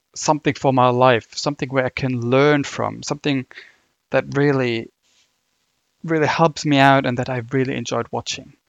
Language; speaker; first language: English; non-native, fluent; German